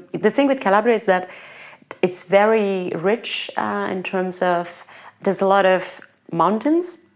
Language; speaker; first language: English; non-native, fluent; Italian